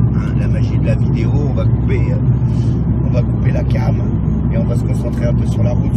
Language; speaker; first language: French; native; French